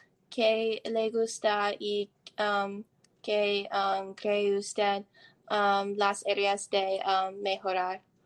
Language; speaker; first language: Spanish; non-native, learner; English